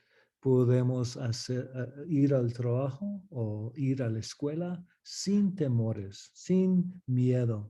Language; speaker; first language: Spanish; early bilingual, heritage; English